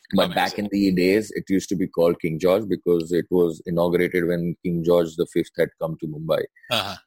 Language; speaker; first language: English; non-native, local second language; Sindhi